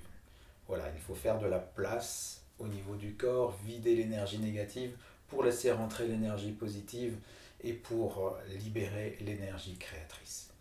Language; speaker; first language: French; native; French